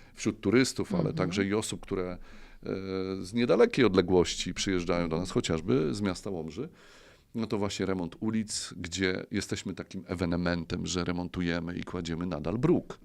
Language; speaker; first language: Polish; native; Polish